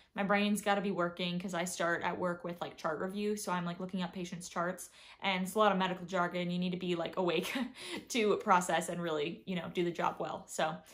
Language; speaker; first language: English; native; English